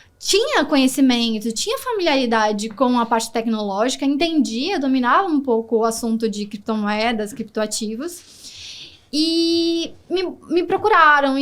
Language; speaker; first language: Portuguese; native; Portuguese